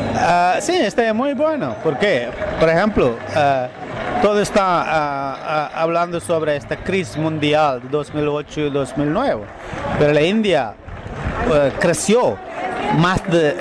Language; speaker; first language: Spanish; non-native, fluent; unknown